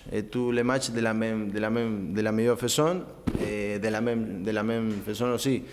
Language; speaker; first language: French; non-native, learner; Spanish